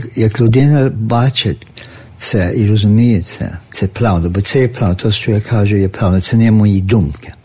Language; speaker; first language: Ukrainian; early bilingual, heritage; Ukrainian